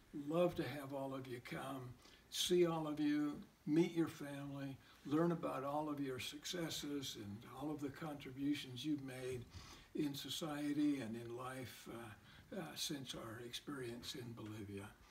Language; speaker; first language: English; native; English